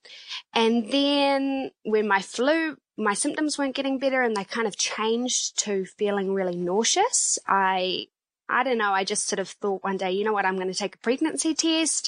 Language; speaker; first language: English; native; English